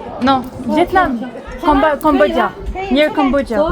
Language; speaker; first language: English; non-native, learner; French